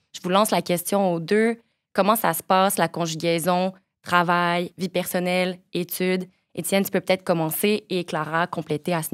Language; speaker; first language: French; native; French